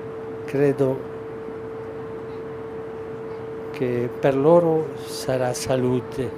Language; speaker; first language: Italian; non-native, fluent; Spanish